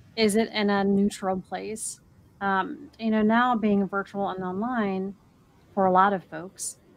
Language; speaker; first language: English; native; English